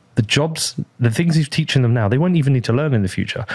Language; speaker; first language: English; native; English